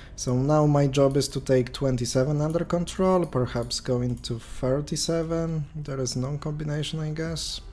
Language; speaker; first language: English; non-native, fluent; Polish